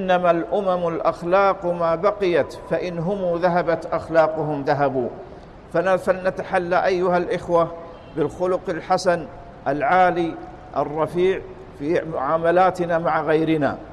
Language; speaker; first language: Arabic; native; Arabic